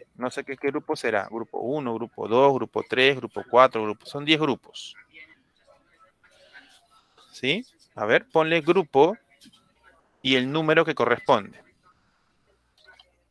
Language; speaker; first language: Spanish; native; Spanish